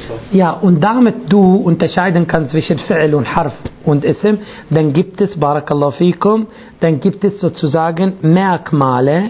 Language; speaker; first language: German; non-native, fluent; Arabic